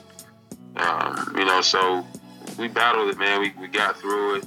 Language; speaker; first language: English; native; English